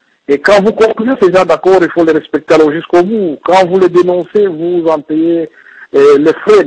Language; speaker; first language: French; non-native, local second language; Swahili